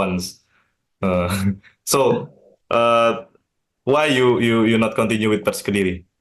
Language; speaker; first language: English; non-native, learner; Indonesian